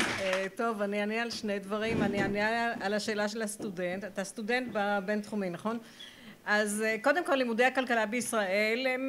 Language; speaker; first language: Hebrew; native; Hebrew